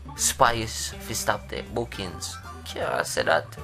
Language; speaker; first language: English; native; English